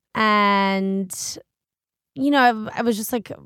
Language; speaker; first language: English; native; English